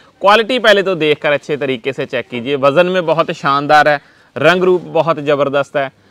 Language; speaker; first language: Hindi; non-native, local second language; Punjabi